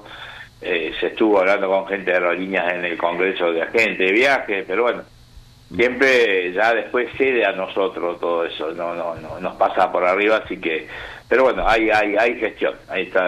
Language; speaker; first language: Spanish; native; Spanish